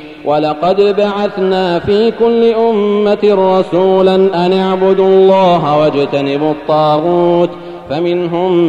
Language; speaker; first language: Arabic; native; Arabic